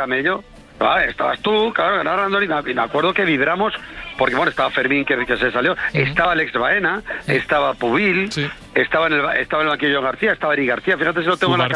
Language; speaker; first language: Spanish; native; Spanish